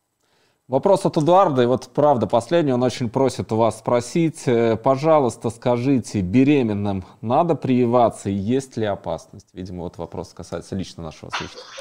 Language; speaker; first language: Russian; native; Russian